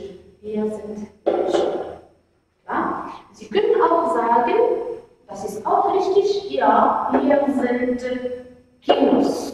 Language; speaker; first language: German; non-native, fluent; Arabic